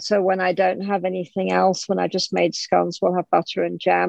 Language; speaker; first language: English; native; English